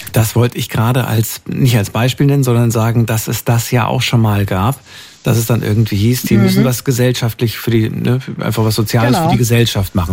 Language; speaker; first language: German; native; German